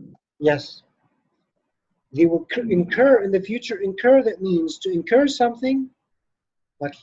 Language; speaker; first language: English; non-native, fluent; Arabic